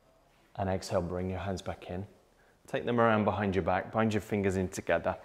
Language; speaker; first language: English; native; English